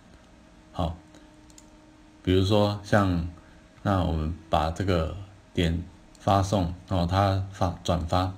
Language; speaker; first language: Chinese; native; Chinese